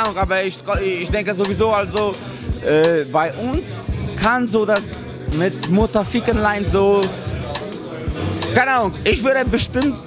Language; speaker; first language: German; non-native, fluent; Polish